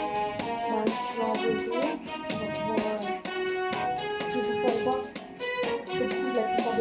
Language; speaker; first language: French; native; French